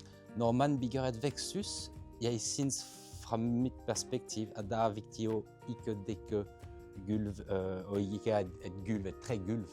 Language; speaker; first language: Norwegian; non-native, fluent; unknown